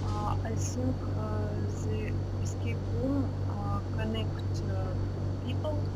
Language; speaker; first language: English; non-native, learner; Russian